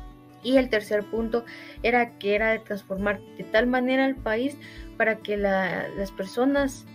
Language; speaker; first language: Spanish; native; Spanish